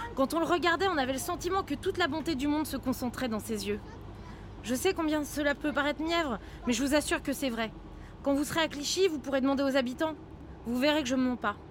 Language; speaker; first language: French; native; French